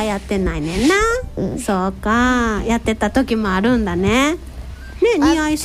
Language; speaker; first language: Japanese; native; Japanese